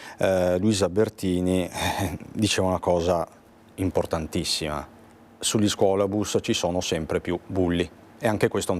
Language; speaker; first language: Italian; native; Italian